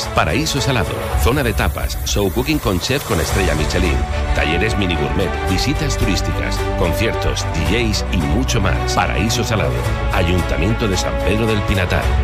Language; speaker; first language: Spanish; native; Spanish